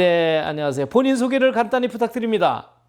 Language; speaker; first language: Korean; native; Korean